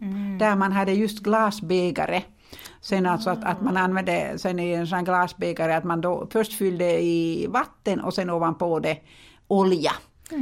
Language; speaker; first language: Swedish; non-native, fluent; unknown